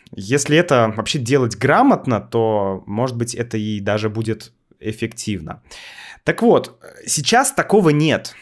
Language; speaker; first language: Russian; native; Russian